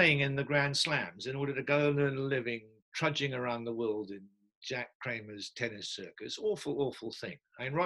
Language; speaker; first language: English; native; English